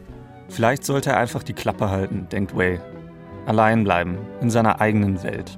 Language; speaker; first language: German; native; German